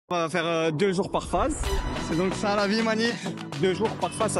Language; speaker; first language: French; native; French